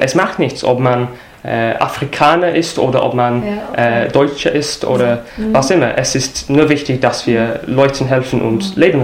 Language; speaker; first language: German; non-native, fluent; English